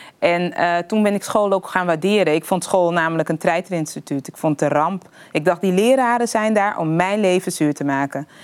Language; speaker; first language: Dutch; early bilingual, other home language; Papiamento